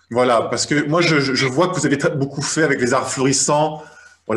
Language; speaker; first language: French; native; French